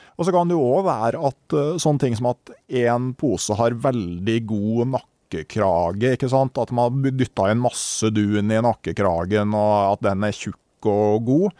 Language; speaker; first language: Norwegian; native; Norwegian